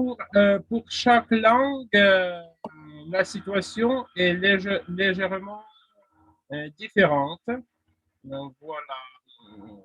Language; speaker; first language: French; non-native, fluent; Russian